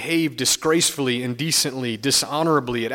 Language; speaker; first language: English; native; English